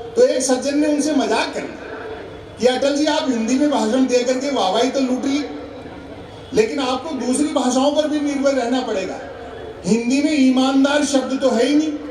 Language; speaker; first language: Hindi; native; Hindi